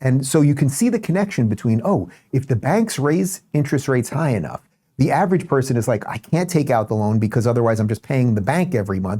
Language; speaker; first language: English; native; English